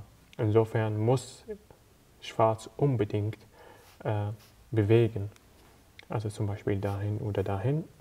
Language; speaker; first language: German; non-native, learner; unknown